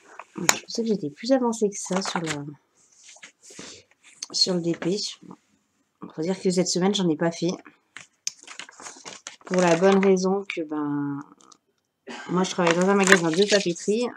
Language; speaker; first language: French; native; French